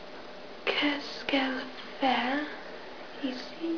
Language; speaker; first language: French; non-native, learner; English